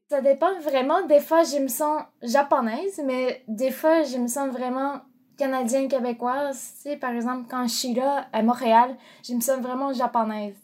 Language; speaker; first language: French; non-native, fluent; Japanese